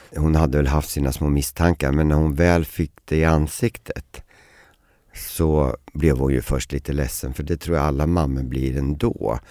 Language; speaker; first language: Swedish; native; Swedish